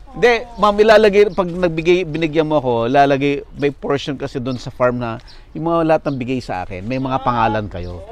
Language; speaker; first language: Filipino; native; Filipino